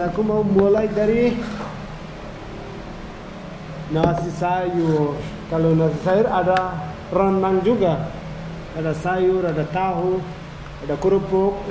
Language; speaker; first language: Indonesian; non-native, learner; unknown